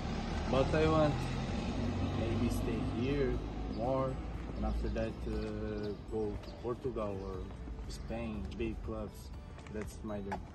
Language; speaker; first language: English; non-native, learner; Portuguese